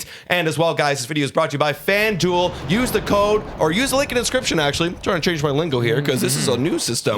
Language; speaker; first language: English; native; English